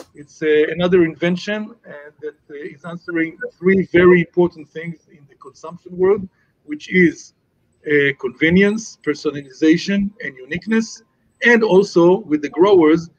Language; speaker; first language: English; non-native, fluent; Hebrew